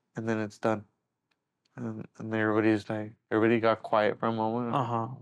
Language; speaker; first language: English; native; English